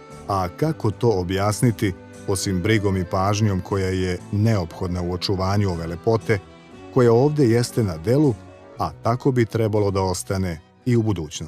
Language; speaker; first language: Bosnian; native; Bosnian